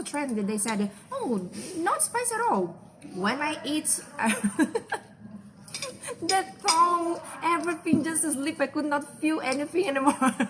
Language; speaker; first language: English; non-native, fluent; Portuguese